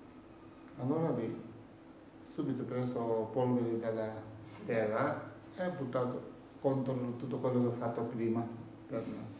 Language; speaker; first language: Italian; non-native, learner; Tibetan